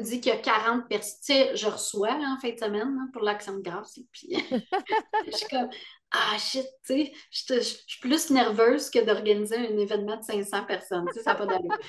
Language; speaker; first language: French; native; French